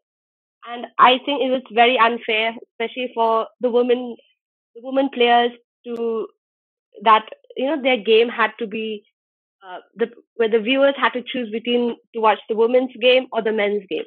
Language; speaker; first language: English; non-native, local second language; Khasi